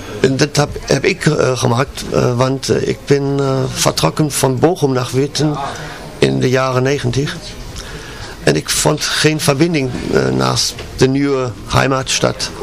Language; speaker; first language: Dutch; non-native, learner; German